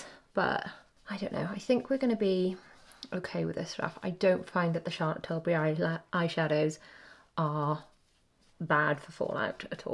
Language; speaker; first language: English; native; English